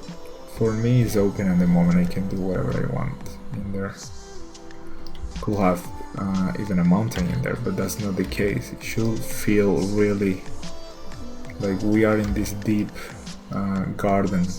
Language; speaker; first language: English; non-native, fluent; Spanish